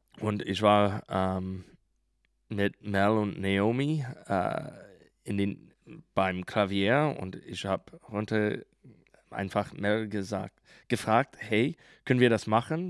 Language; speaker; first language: German; non-native, learner; English